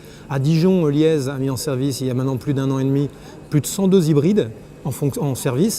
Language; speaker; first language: French; native; French